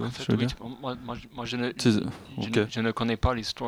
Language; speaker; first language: French; non-native, fluent; English